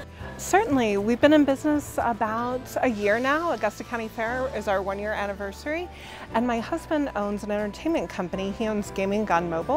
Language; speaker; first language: English; native; English